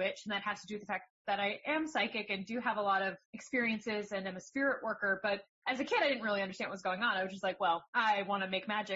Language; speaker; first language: English; native; English